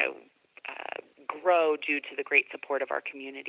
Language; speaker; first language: English; native; English